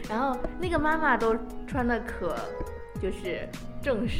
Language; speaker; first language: Chinese; native; Chinese